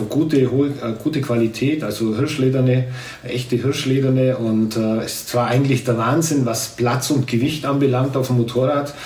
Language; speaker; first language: German; native; German